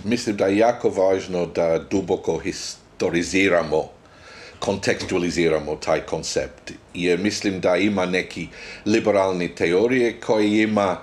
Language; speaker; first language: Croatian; non-native, fluent; English